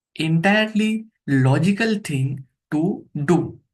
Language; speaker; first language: English; non-native, local second language; Bangla